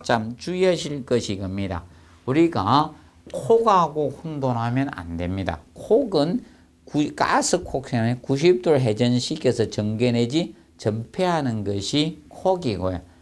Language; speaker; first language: Korean; native; Korean